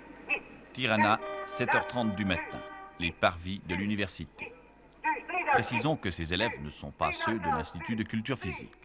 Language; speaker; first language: French; native; French